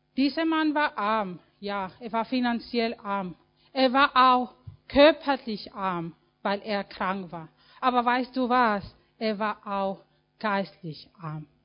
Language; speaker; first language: German; non-native, fluent; Spanish